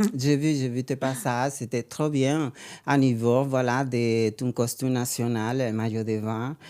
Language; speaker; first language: French; non-native, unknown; Spanish